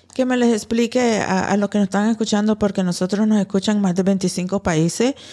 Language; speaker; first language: Spanish; early bilingual, heritage; Spanish